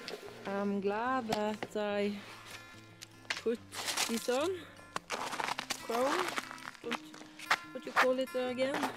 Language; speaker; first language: English; non-native, learner; Norwegian